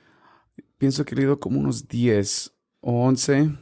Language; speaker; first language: Spanish; early bilingual, heritage; Spanish